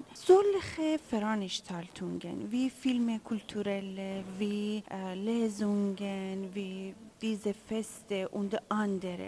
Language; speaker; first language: German; non-native, learner; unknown